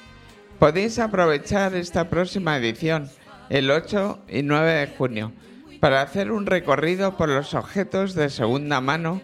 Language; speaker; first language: Spanish; native; Spanish